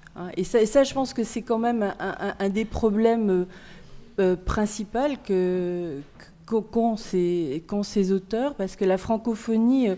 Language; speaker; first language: French; native; French